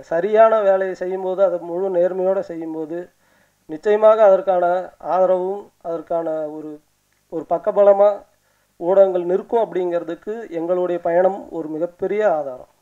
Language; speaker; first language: Tamil; native; Tamil